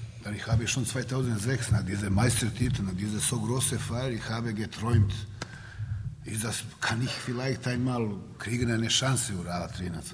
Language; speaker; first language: German; non-native, learner; Serbian